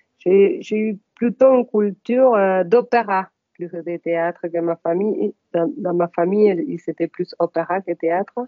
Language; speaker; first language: French; non-native, fluent; Spanish